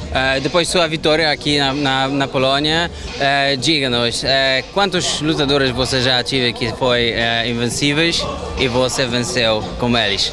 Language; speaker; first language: Portuguese; non-native, learner; Polish